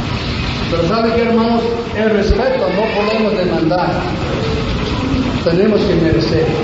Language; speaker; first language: Spanish; non-native, fluent; English